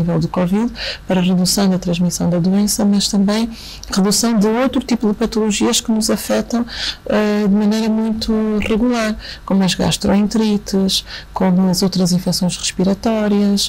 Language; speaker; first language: Portuguese; native; Portuguese